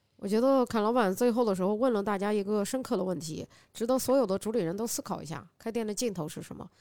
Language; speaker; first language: Chinese; native; Chinese